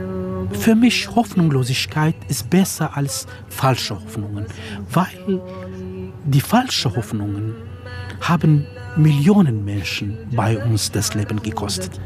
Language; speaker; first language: German; non-native, fluent; Kurdish